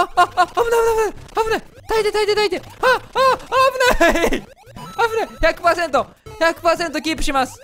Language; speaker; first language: Japanese; native; Japanese